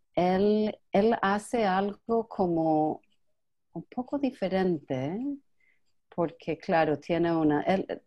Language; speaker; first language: Spanish; non-native, fluent; English